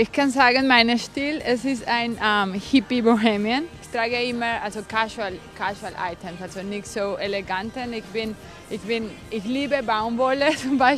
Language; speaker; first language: German; non-native, fluent; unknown